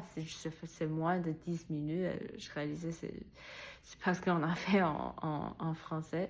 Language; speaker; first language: French; non-native, learner; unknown